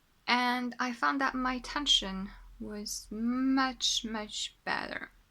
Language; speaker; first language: English; non-native, fluent; French